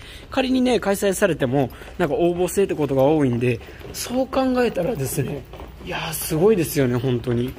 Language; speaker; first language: Japanese; native; Japanese